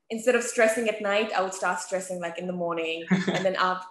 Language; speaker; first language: English; native; English